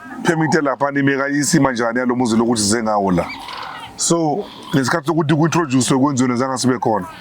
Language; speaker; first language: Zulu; non-native, local second language; Venda